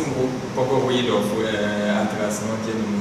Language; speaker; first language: Spanish; non-native, fluent; German